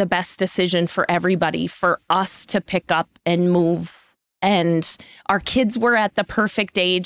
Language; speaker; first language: English; native; English